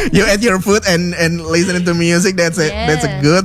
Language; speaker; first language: English; non-native, fluent; Indonesian